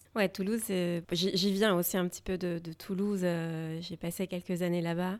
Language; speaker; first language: French; native; French